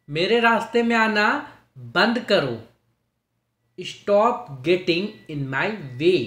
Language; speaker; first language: Hindi; native; Hindi